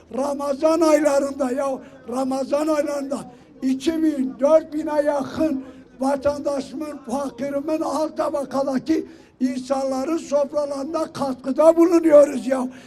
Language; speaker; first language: Turkish; native; Turkish